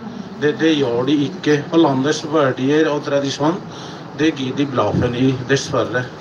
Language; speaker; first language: Norwegian; non-native, fluent; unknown